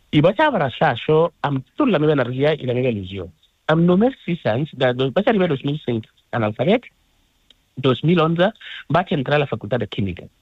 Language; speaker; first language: Catalan; non-native, fluent; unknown